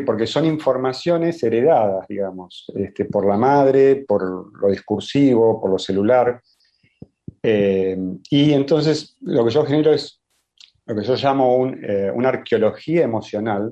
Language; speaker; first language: Spanish; native; Spanish